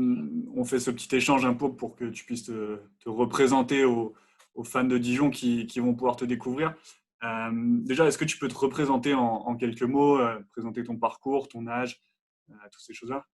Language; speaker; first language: French; native; French